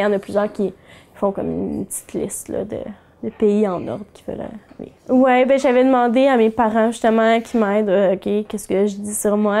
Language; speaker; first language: French; native; French